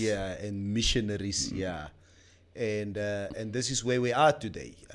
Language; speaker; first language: English; non-native, local second language; Afrikaans